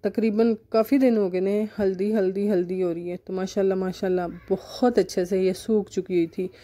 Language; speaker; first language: Urdu; non-native, local second language; Punjabi